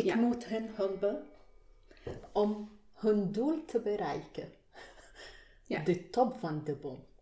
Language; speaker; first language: Dutch; non-native, learner; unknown